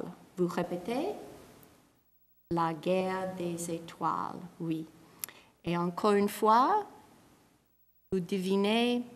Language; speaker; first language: French; non-native, fluent; English